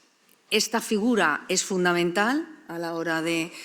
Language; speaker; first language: Spanish; native; Spanish